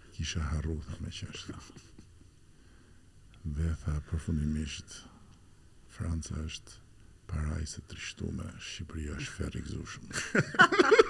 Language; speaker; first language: Albanian; native; Albanian